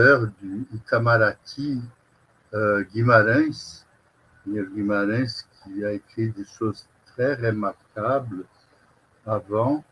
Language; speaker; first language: French; non-native, fluent; Portuguese